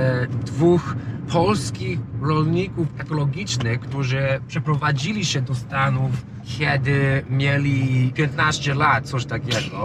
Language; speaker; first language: Polish; non-native, learner; English